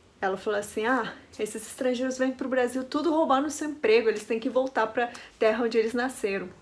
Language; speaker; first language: Portuguese; non-native, fluent; Spanish